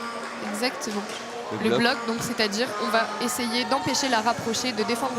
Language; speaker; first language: French; native; French